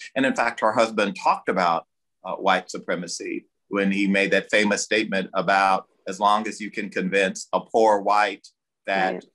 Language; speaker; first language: English; native; English